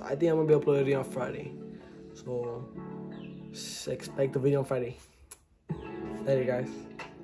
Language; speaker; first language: English; early bilingual, other home language; Spanish